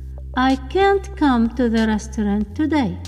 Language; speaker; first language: English; non-native, fluent; Arabic